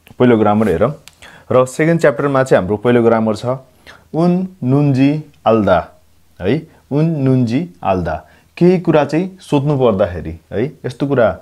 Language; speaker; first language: Nepali; non-native, local second language; Gurung